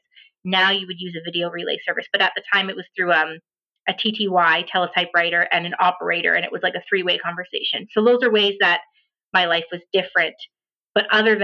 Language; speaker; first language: English; native; English